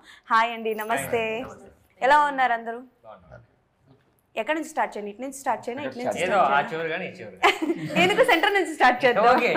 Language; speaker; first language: Telugu; native; Telugu